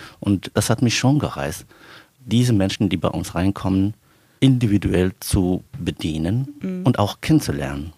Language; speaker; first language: German; non-native, fluent; Arabic